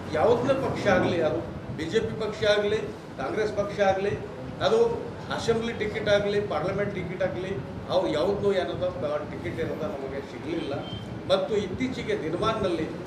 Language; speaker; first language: Kannada; non-native, local second language; Marathi